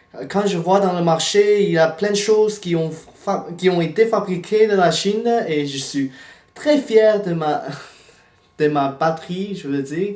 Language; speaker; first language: French; non-native, fluent; Chinese